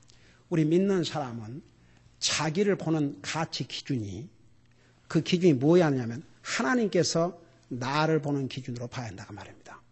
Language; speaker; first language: Korean; native; Korean